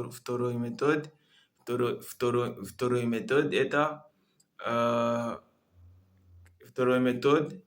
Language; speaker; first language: Russian; non-native, learner; Comorian